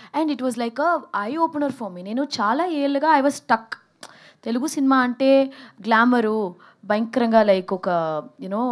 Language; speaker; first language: Telugu; early bilingual, heritage; Telugu